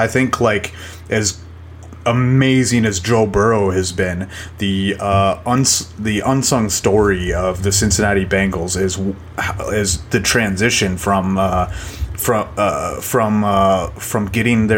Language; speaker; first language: English; native; English